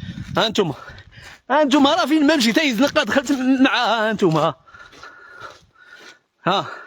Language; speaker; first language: Arabic; native; Arabic